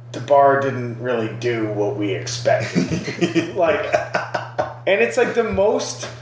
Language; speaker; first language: English; native; English